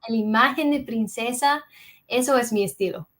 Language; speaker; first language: Spanish; early bilingual, heritage; English